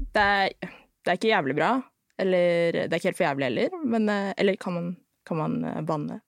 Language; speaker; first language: Norwegian; early bilingual, other home language; Filipino